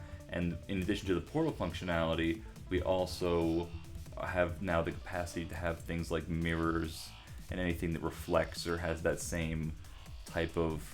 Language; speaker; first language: English; native; English